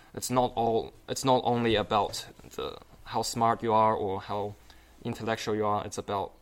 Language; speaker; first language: English; non-native, fluent; Chinese